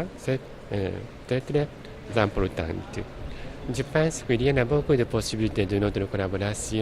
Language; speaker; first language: French; non-native, learner; Japanese